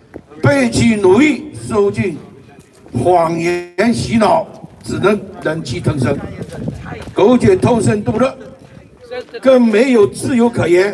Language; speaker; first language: Chinese; native; Chinese